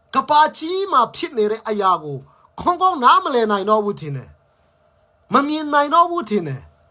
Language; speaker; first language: Burmese; non-native, local second language; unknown